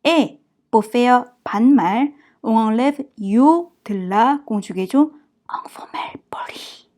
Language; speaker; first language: French; non-native, fluent; Korean